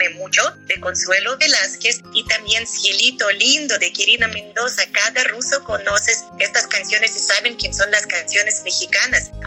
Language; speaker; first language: Spanish; non-native, fluent; Russian